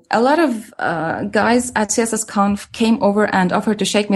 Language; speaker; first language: English; non-native, fluent; Arabic